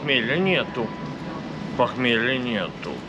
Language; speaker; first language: Russian; native; Russian